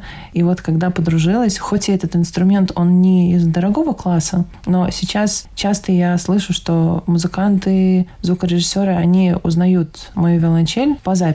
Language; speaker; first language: Russian; native; Russian